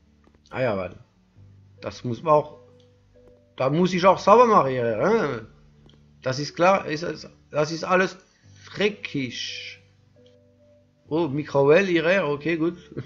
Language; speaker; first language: German; non-native, learner; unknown